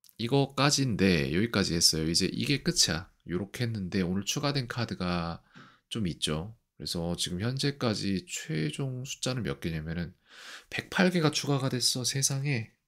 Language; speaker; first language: Korean; native; Korean